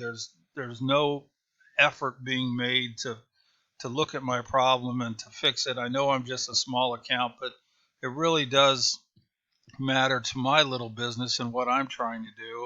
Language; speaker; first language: English; native; English